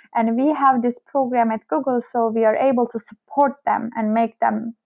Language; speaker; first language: English; non-native, fluent; Turkish